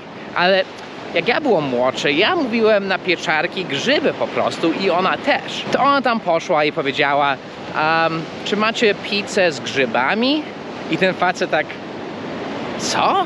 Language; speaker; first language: Polish; early bilingual, heritage; Polish